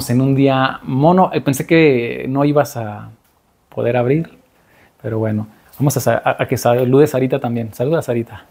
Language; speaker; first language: Spanish; native; Spanish